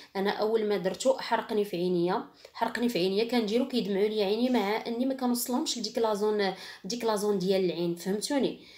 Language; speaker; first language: Arabic; native; Arabic